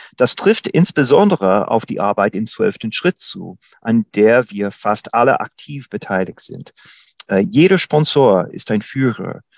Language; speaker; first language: German; non-native, fluent; English